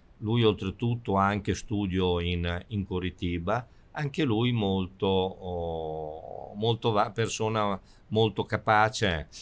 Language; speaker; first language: Italian; native; Italian